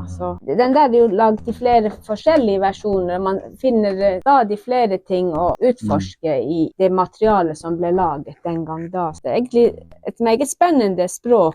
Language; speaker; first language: Norwegian; non-native, local second language; Northern Sami